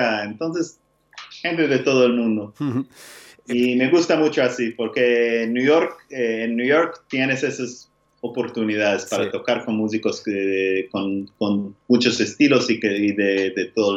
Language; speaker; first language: Spanish; non-native, learner; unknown